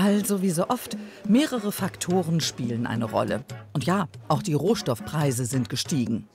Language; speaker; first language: German; native; German